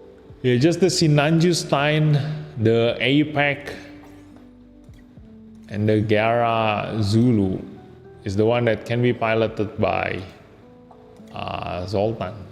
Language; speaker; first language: English; non-native, fluent; Indonesian